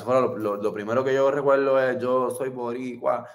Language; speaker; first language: Spanish; early bilingual, other home language; English